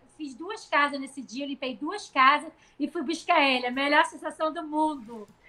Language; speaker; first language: Portuguese; native; Portuguese